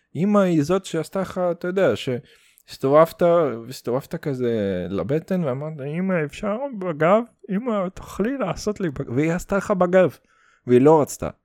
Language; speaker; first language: Hebrew; early bilingual, other home language; Russian